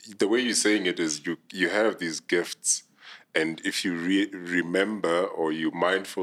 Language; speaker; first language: English; non-native, local second language; Southern Sotho